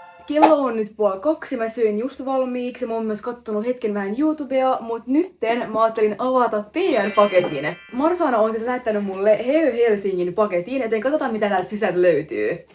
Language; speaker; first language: Finnish; native; Finnish